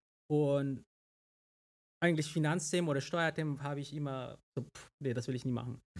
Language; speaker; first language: German; non-native, fluent; Spanish